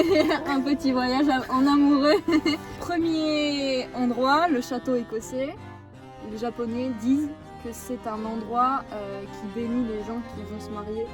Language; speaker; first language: French; native; French